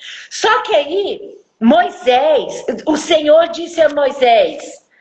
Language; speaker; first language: Portuguese; native; Portuguese